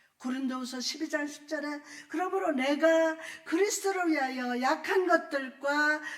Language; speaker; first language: Korean; native; Korean